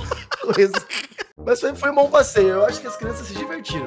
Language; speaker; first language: Portuguese; native; Portuguese